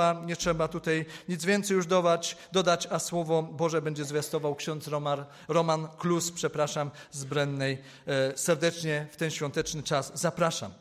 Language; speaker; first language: Polish; native; Polish